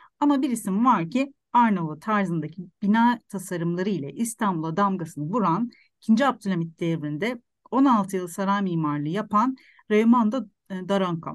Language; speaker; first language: Turkish; native; Turkish